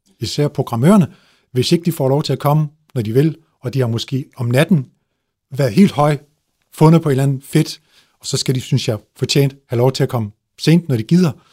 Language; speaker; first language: Danish; early bilingual, other home language; Turkish